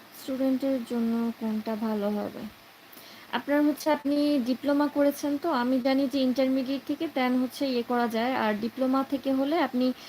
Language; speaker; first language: Bangla; native; Bangla